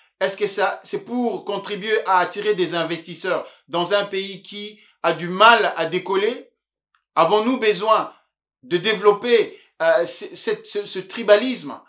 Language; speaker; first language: French; non-native, local second language; Luba-Lulua